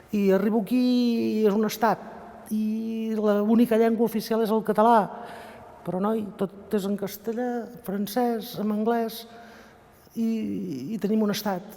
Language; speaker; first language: Catalan; native; Catalan